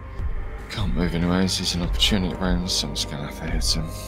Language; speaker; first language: English; native; English